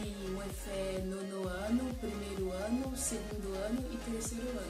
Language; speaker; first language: French; non-native, local second language; Haitian Creole